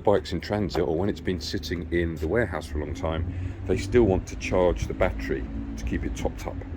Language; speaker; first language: English; native; English